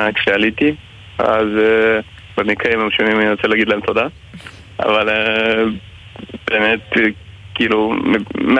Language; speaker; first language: Hebrew; non-native, fluent; Ukrainian